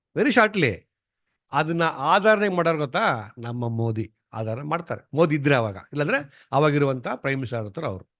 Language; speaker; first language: Kannada; non-native, local second language; Tamil